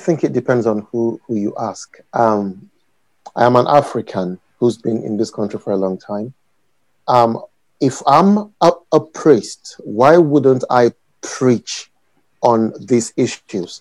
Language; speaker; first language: English; non-native, local second language; Yoruba